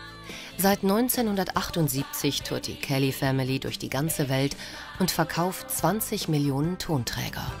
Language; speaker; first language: German; native; German